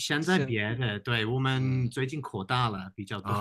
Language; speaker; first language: Chinese; non-native, fluent; English